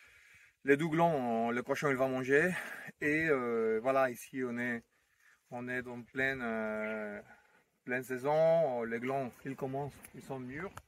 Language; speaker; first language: French; non-native, fluent; Spanish